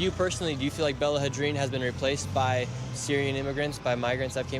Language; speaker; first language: English; native; English